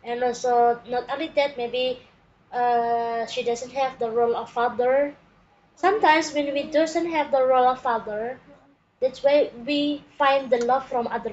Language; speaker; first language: English; non-native, learner; Indonesian